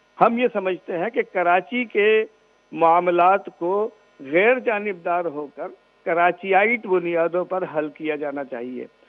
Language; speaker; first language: Urdu; non-native, local second language; Sindhi